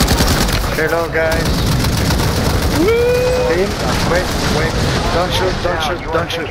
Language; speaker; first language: English; non-native, learner; Spanish